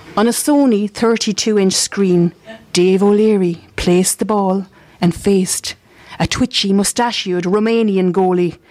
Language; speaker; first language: English; native; English